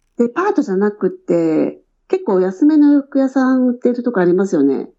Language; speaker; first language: Japanese; native; Japanese